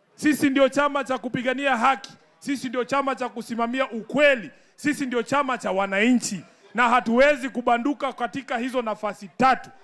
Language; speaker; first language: Swahili; non-native, local second language; Luyia